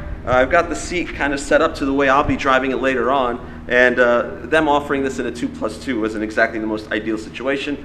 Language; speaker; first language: English; native; English